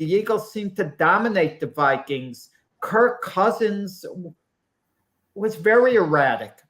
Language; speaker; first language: English; native; English